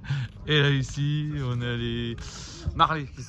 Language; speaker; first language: French; native; French